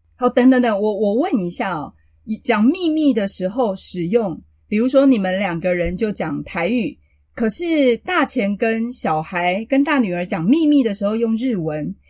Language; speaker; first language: Chinese; native; Chinese